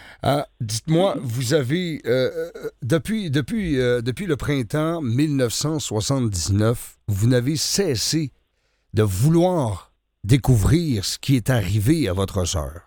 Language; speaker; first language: French; native; French